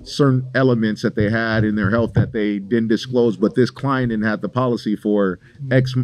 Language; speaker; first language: English; native; English